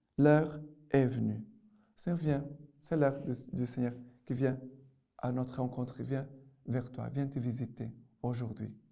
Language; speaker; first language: French; non-native, fluent; Portuguese